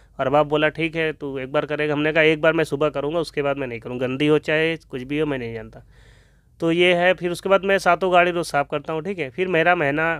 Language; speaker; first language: Hindi; native; Hindi